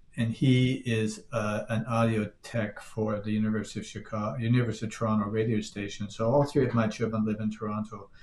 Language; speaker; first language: English; native; English